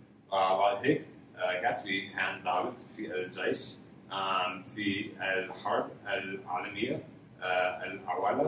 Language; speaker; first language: Arabic; non-native, learner; English